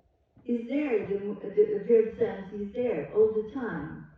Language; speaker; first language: English; non-native, learner; Portuguese